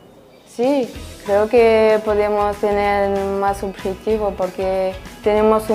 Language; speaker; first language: Spanish; non-native, fluent; French